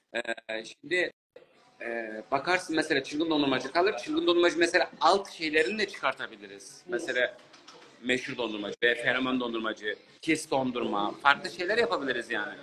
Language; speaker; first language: Turkish; native; Turkish